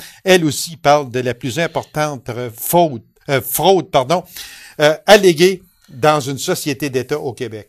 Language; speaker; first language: French; native; French